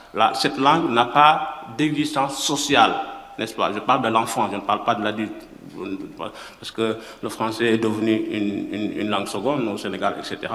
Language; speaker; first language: French; non-native, local second language; Wolof